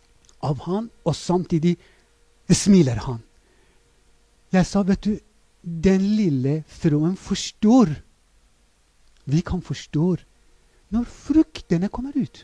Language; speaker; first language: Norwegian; non-native, fluent; Persian